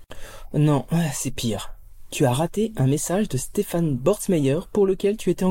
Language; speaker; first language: French; native; French